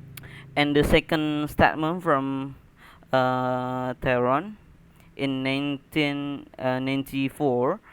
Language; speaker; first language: English; non-native, learner; Indonesian